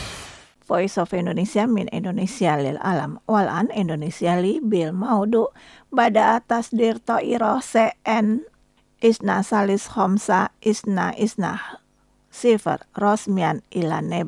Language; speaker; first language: Arabic; non-native, learner; Indonesian